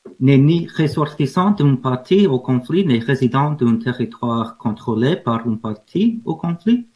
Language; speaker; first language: French; non-native, fluent; English